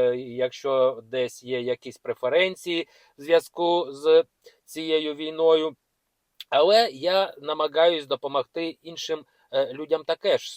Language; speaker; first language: Ukrainian; non-native, local second language; Russian